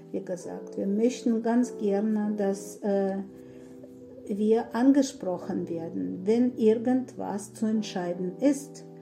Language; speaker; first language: German; non-native, fluent; Russian